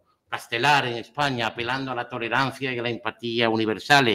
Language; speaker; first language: Spanish; native; Spanish